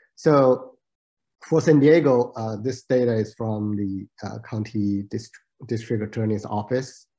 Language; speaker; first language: English; non-native, fluent; Chinese